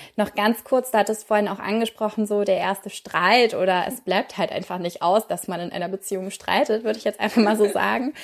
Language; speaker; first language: German; native; German